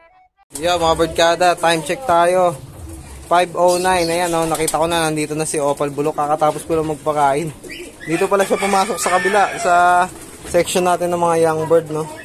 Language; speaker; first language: Filipino; native; Filipino